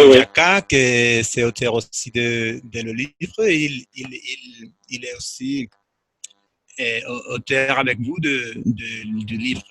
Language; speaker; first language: French; non-native, fluent; Spanish